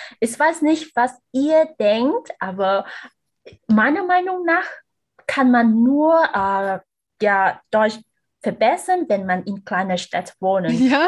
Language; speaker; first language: German; non-native, learner; Vietnamese